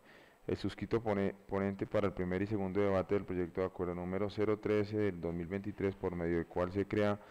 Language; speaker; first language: Spanish; native; Spanish